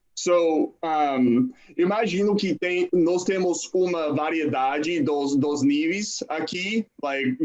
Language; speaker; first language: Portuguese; non-native, fluent; English